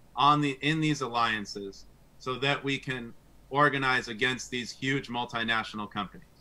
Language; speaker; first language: English; native; English